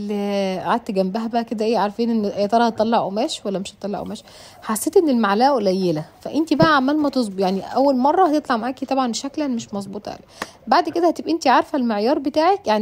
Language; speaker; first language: Arabic; native; Arabic